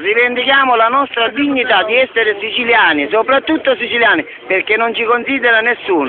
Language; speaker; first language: Italian; native; Italian